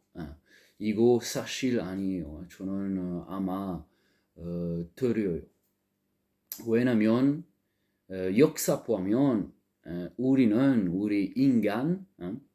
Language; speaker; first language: Korean; non-native, learner; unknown